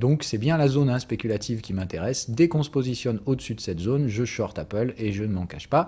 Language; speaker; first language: French; native; French